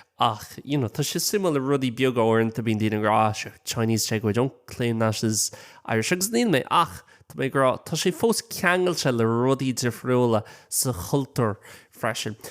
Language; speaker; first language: Irish; non-native, local second language; English